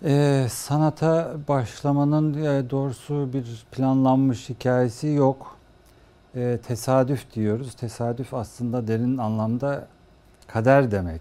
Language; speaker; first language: Turkish; native; Turkish